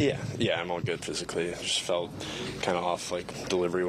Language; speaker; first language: English; native; English